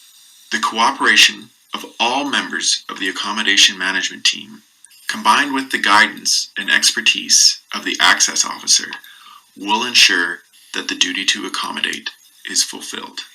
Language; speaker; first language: English; native; English